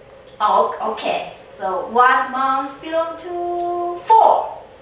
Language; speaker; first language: English; non-native, fluent; Korean